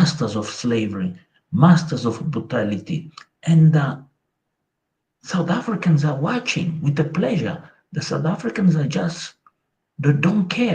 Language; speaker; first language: English; non-native, local second language; Portuguese